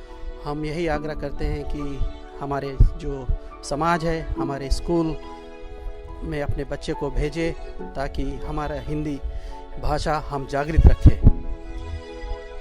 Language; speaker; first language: Hindi; native; Hindi